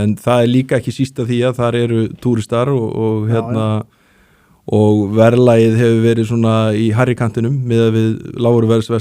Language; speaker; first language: Icelandic; native; Icelandic